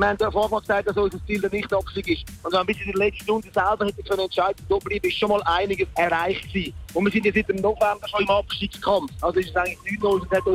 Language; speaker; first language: German; native; German